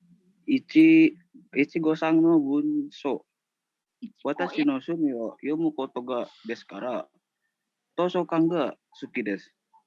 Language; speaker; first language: Japanese; non-native, learner; Indonesian